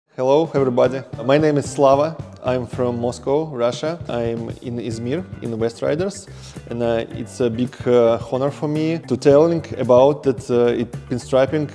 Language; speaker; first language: English; non-native, learner; Russian